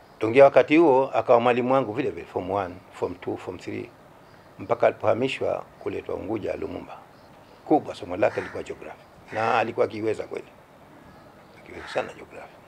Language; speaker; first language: Swahili; native; Swahili